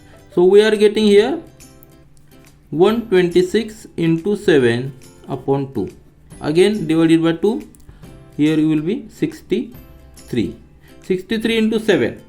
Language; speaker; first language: English; non-native, local second language; Marathi